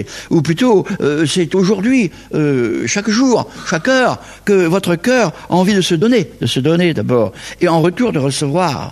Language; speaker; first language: French; native; French